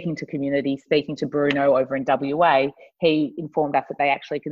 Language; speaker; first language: English; native; English